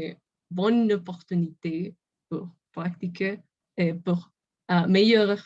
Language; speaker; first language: French; non-native, learner; Spanish